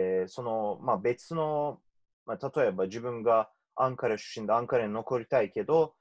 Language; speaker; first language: Japanese; non-native, fluent; Turkish